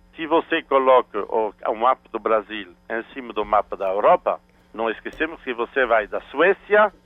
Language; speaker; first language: Portuguese; non-native, fluent; French